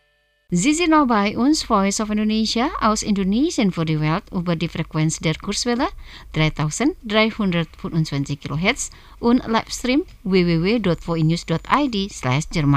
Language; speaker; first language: German; non-native, fluent; Indonesian